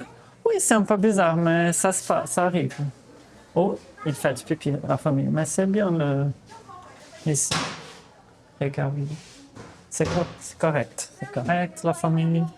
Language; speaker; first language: French; non-native, fluent; Portuguese